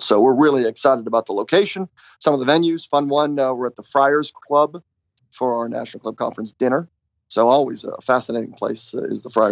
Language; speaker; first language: English; native; English